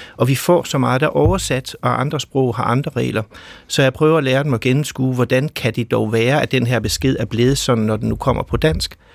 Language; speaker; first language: Danish; native; Danish